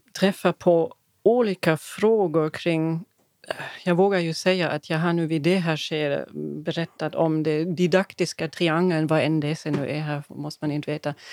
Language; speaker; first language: Swedish; non-native, fluent; German